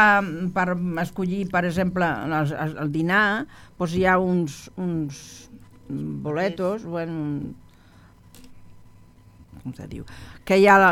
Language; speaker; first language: Catalan; non-native, local second language; Spanish